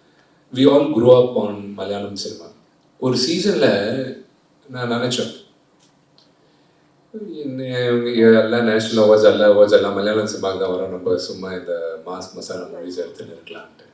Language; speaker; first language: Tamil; non-native, fluent; Telugu